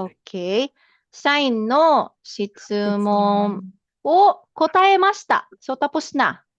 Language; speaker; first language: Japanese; non-native, fluent; Filipino